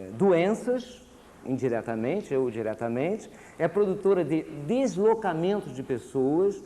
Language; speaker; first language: Portuguese; native; Portuguese